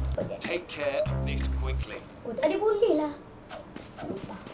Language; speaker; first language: Malay; native; Malay